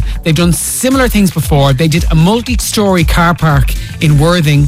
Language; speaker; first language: English; native; English